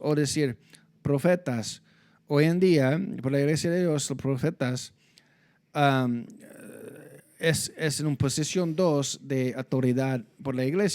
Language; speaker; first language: Spanish; non-native, fluent; English